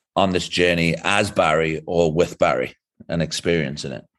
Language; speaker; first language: English; native; English